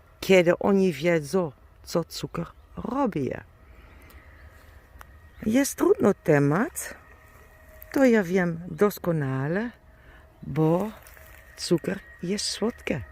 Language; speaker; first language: Polish; non-native, learner; German